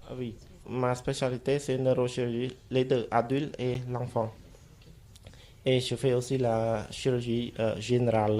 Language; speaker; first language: French; non-native, fluent; Khmer